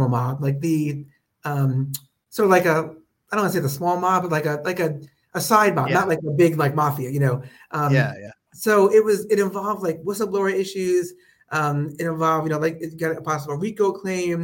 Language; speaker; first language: English; native; English